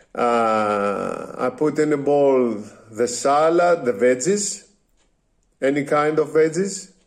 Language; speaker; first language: English; non-native, learner; Greek